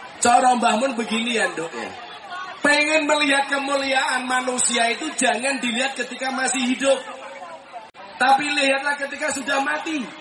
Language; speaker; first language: Indonesian; non-native, local second language; Javanese